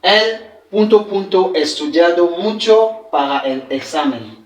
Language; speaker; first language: Spanish; non-native, fluent; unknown